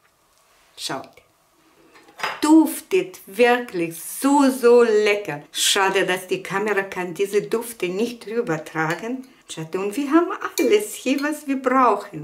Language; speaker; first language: German; non-native, fluent; Russian